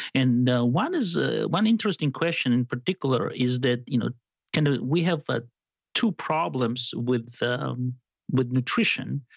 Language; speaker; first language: English; non-native, fluent; Georgian